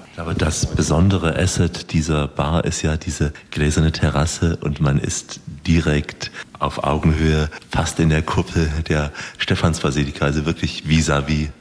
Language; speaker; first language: German; native; German